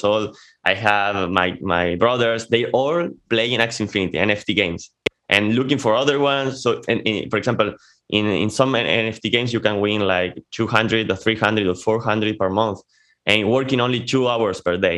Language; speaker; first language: English; non-native, fluent; Spanish